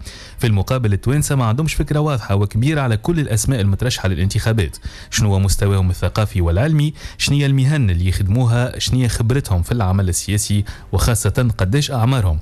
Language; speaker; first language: Arabic; native; Arabic